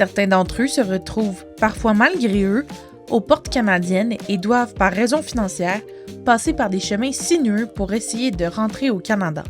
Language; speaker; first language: French; native; French